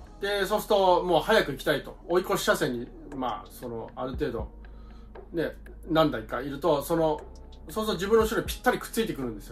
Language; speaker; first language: Japanese; native; Japanese